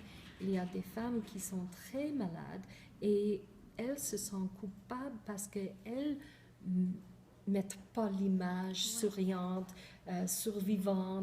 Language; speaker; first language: French; non-native, fluent; English